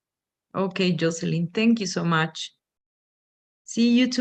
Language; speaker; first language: English; non-native, fluent; Spanish